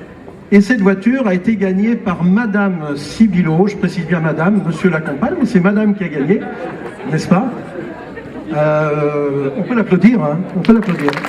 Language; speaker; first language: French; native; French